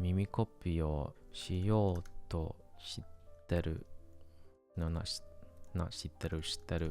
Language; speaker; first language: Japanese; non-native, learner; English